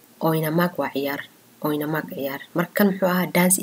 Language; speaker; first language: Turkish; non-native, learner; Somali